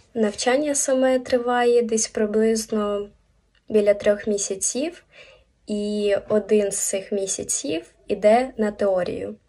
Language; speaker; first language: Ukrainian; native; Ukrainian